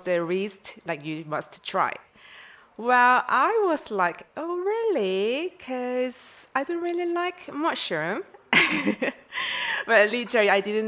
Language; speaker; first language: English; non-native, fluent; Korean